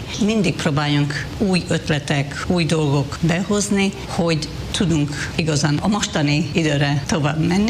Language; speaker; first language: Hungarian; non-native, fluent; Hebrew